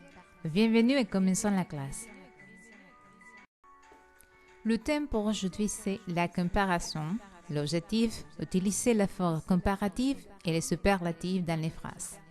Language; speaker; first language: French; non-native, learner; Spanish